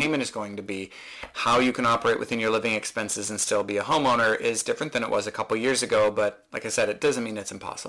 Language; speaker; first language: English; native; English